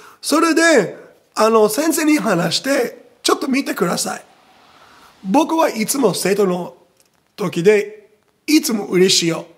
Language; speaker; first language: Japanese; non-native, fluent; Portuguese